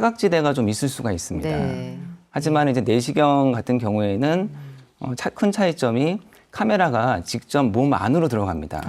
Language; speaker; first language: Korean; native; Korean